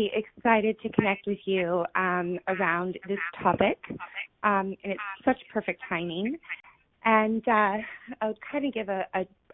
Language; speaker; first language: English; native; English